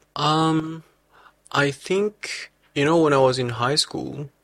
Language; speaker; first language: English; non-native, fluent; Chinese